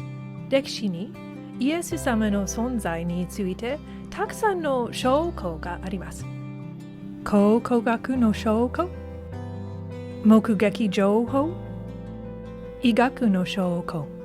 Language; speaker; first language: Japanese; non-native, learner; English